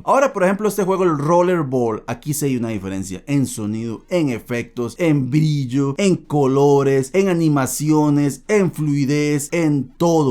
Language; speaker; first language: Spanish; native; Spanish